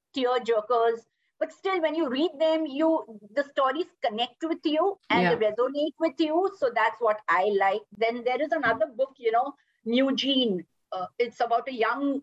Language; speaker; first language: English; non-native, local second language; Gujarati